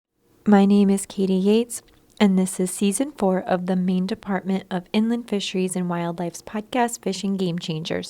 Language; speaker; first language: English; native; English